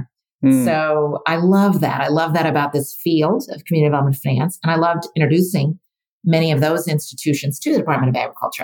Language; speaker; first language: English; native; English